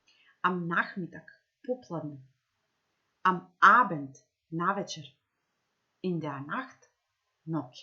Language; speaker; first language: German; non-native, fluent; Macedonian